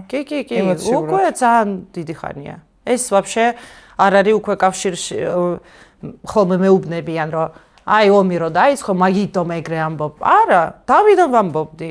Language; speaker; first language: Georgian; non-native, learner; Russian